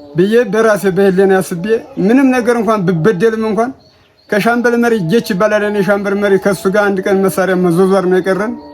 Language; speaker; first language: Amharic; native; Amharic